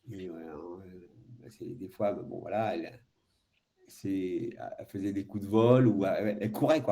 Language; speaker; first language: French; native; French